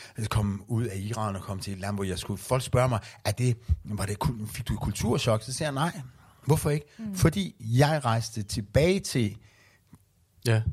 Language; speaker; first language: Danish; non-native, fluent; Persian